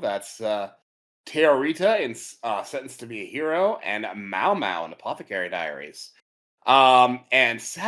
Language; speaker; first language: English; native; English